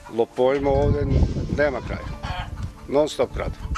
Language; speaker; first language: Serbian; native; Serbian